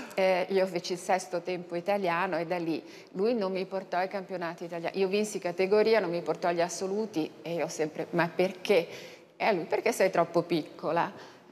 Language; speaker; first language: Italian; native; Italian